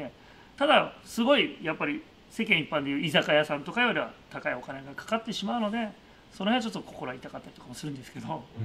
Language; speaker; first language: Japanese; native; Japanese